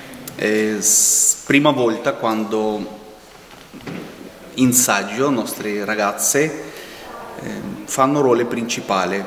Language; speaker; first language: Italian; non-native, fluent; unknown